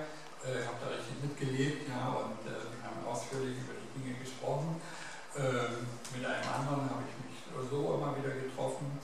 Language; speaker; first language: German; native; German